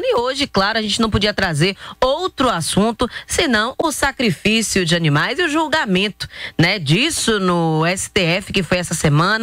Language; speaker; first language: Portuguese; native; Portuguese